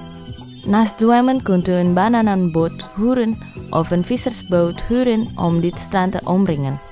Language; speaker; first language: Dutch; non-native, fluent; Indonesian